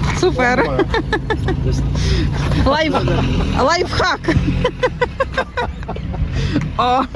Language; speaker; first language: Polish; non-native, learner; Ukrainian